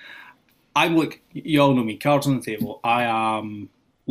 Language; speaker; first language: English; native; English